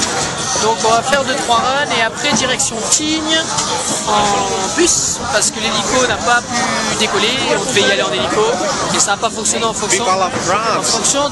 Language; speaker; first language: French; native; French